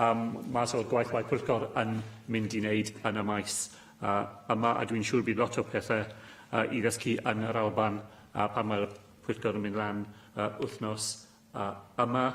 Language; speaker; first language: Welsh; non-native, local second language; English